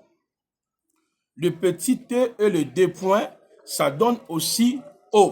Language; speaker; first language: French; non-native, local second language; Lingala